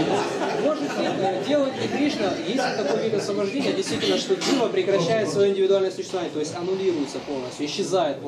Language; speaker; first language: Russian; native; Russian